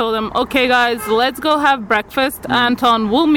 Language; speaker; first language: English; non-native, fluent; Croatian